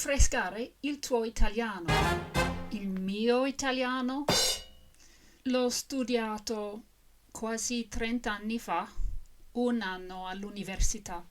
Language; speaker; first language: Italian; non-native, fluent; English